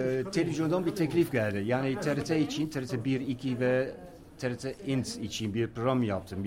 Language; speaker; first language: Turkish; non-native, fluent; Dutch